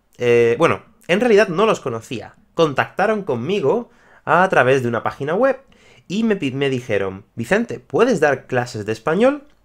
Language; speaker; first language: Spanish; native; Spanish